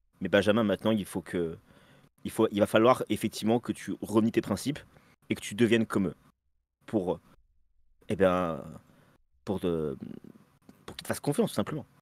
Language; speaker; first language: French; native; French